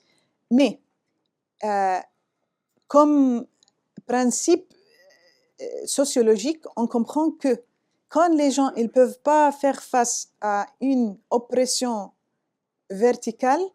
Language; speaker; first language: French; non-native, fluent; Arabic